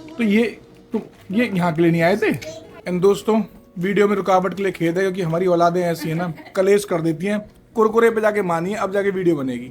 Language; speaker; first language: Hindi; native; Hindi